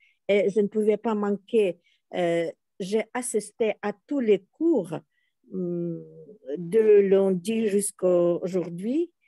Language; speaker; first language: French; non-native, fluent; Russian